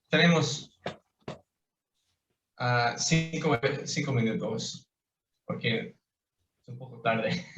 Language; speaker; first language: Spanish; non-native, fluent; English